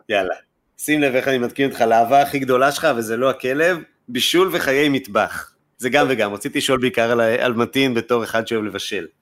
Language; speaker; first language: Hebrew; native; Hebrew